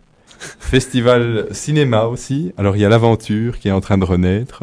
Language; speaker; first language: French; native; French